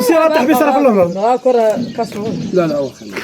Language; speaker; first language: Arabic; native; Arabic